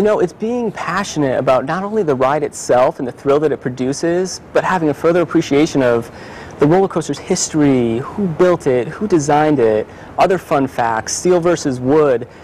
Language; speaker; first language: English; native; English